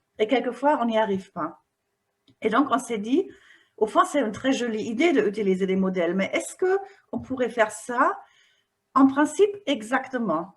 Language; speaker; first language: French; non-native, fluent; German